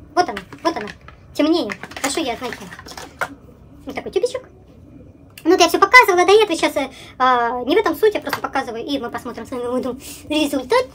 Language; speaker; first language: Russian; native; Russian